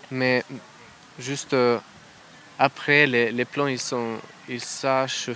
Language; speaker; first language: French; non-native, learner; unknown